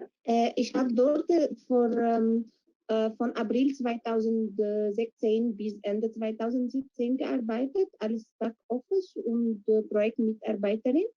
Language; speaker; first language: German; non-native, fluent; Arabic